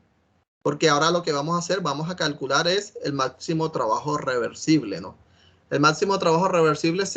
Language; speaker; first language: Spanish; native; Spanish